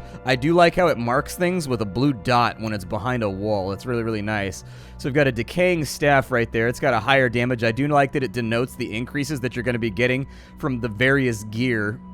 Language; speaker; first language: English; native; English